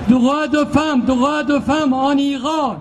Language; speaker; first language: French; non-native, learner; Persian